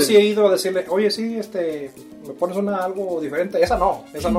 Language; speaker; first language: Spanish; native; Spanish